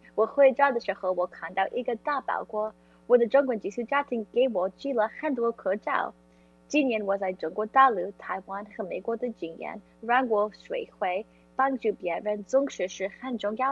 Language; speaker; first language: Chinese; non-native, learner; English